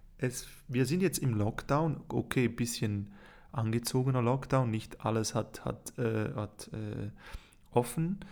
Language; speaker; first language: German; native; German